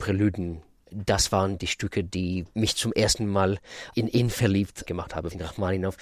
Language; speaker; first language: German; non-native, fluent; Russian